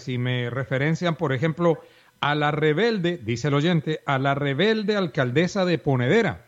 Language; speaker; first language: Spanish; native; Spanish